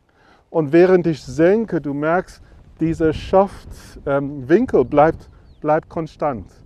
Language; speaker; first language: German; non-native, fluent; English